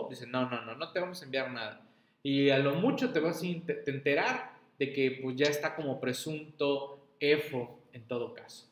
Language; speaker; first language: Spanish; native; Spanish